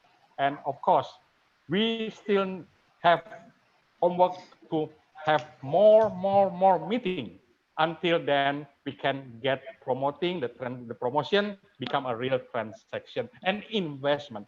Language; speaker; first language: English; non-native, fluent; Indonesian